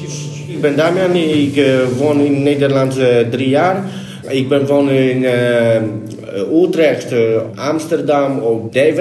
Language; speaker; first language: Dutch; non-native, learner; Polish